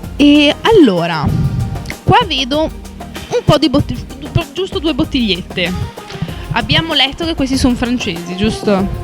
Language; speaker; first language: Italian; native; Italian